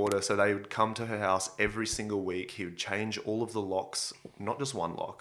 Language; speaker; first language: English; native; English